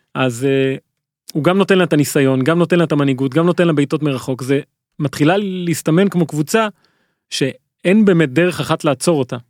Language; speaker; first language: Hebrew; native; Hebrew